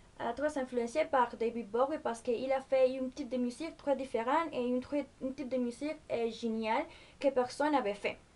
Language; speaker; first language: French; non-native, learner; Spanish